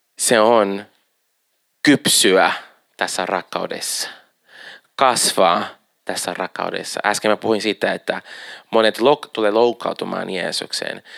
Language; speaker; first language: Finnish; non-native, fluent; Portuguese